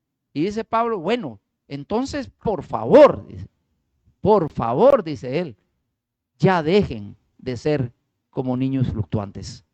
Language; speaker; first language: Spanish; native; Spanish